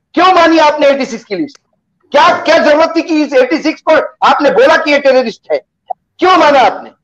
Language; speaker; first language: Hindi; non-native, local second language; Marathi